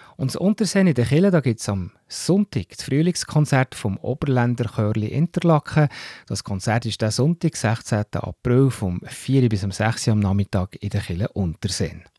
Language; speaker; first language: German; native; German